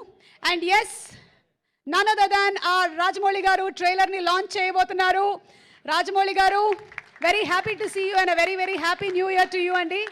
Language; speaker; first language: Telugu; native; Telugu